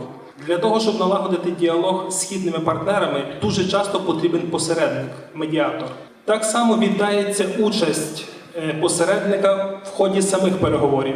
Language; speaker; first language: Ukrainian; native; Ukrainian